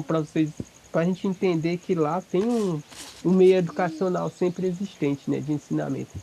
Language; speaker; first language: Portuguese; non-native, local second language; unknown